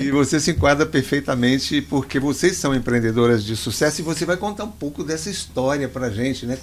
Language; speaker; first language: Portuguese; native; Portuguese